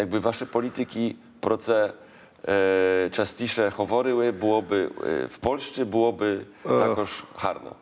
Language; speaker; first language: Ukrainian; non-native, learner; Polish